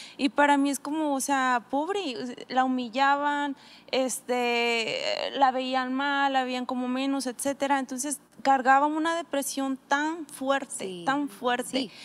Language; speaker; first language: Spanish; native; Spanish